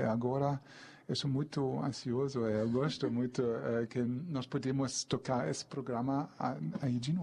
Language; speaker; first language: Portuguese; non-native, fluent; German